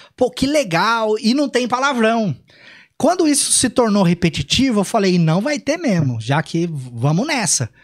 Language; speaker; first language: Portuguese; native; Portuguese